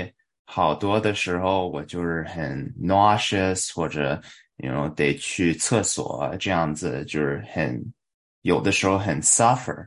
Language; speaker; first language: Chinese; early bilingual, heritage; English